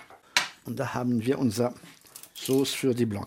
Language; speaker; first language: German; non-native, fluent; French